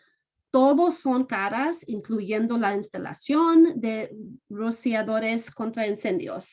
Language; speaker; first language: Spanish; non-native, fluent; English